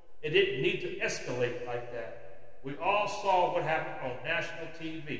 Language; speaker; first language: English; native; English